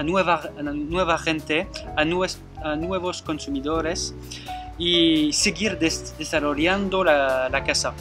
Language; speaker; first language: Spanish; non-native, fluent; French